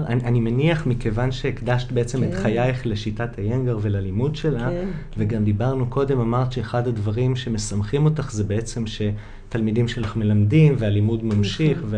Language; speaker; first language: Hebrew; native; Hebrew